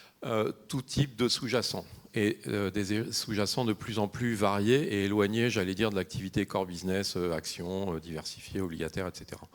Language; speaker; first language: French; native; French